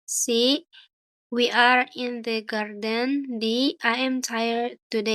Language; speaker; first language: English; non-native, learner; Indonesian